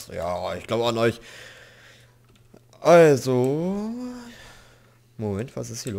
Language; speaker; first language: German; native; German